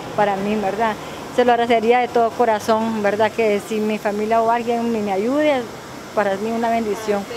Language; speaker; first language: Spanish; native; Spanish